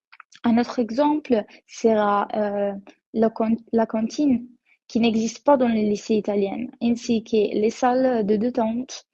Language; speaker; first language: French; non-native, learner; Italian